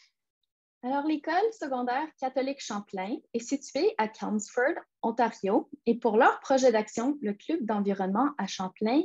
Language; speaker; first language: French; native; French